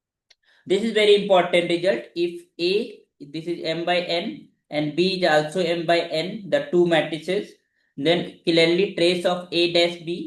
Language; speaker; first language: English; non-native, local second language; Hindi